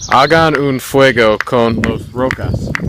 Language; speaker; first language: Spanish; non-native, learner; English